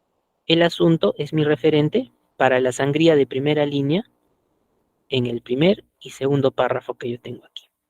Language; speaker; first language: Spanish; native; Spanish